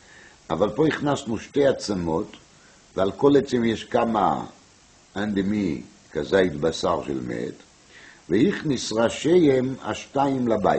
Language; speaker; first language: Hebrew; non-native, fluent; French